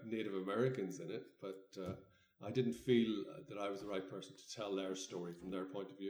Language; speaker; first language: English; native; English